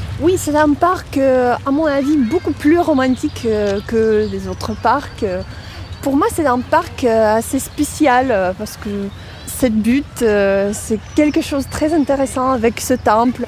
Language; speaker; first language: French; non-native, fluent; Russian